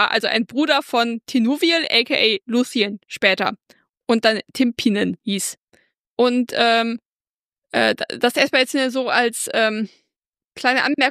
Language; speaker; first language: German; native; German